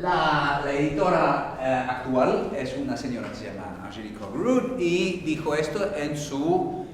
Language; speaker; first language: Spanish; non-native, fluent; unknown